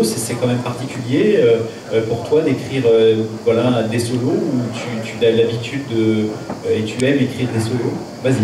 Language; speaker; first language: French; native; French